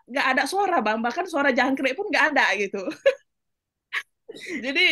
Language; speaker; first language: Indonesian; non-native, local second language; Achinese